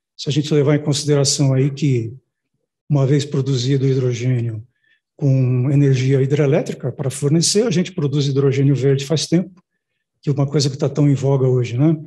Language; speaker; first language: Portuguese; native; Portuguese